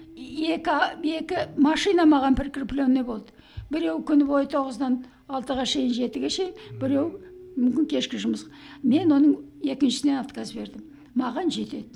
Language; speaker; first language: Kazakh; native; Kazakh